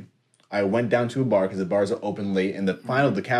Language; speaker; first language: English; native; English